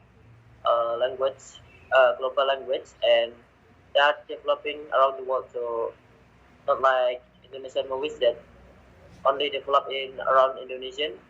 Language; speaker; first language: English; non-native, learner; Indonesian